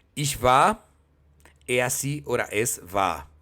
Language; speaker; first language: German; non-native, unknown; Spanish